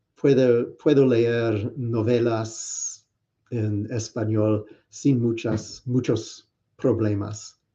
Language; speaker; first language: Spanish; non-native, learner; English